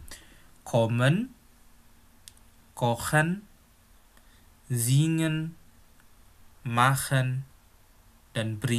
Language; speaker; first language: German; non-native, fluent; Indonesian